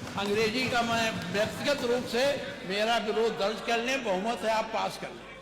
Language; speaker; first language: Hindi; native; Hindi